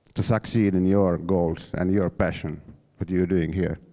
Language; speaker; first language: English; non-native, fluent; Finnish